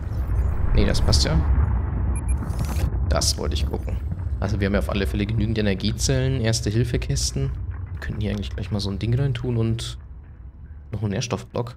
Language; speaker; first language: German; native; German